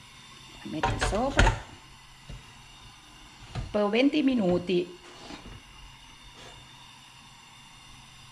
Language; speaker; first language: Italian; non-native, learner; Thai